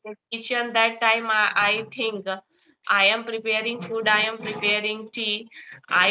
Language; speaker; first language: English; non-native, learner; Hindi